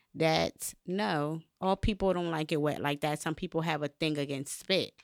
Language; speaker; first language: English; native; English